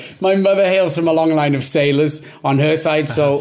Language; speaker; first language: English; non-native, local second language; Welsh